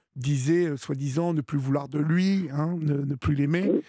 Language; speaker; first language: French; native; French